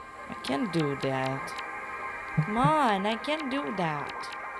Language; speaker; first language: English; non-native, learner; Portuguese